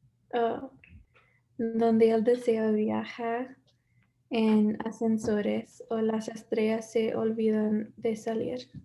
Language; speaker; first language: Spanish; non-native, learner; English